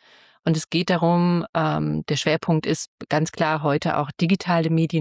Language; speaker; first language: German; native; German